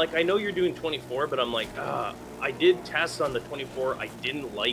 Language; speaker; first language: English; native; English